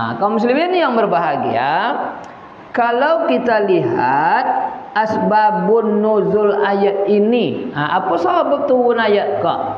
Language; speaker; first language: Malay; native; Malay